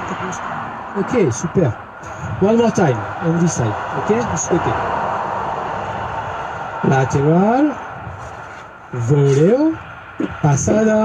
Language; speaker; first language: English; non-native, learner; French